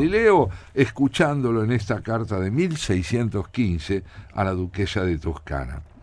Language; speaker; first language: Spanish; native; Spanish